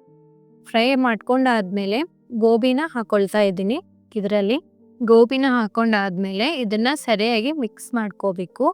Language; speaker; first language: Kannada; native; Kannada